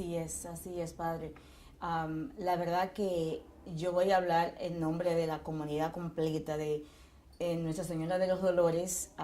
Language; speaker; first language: Spanish; native; Spanish